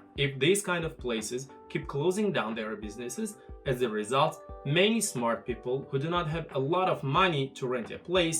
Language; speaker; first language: English; non-native, fluent; Tajik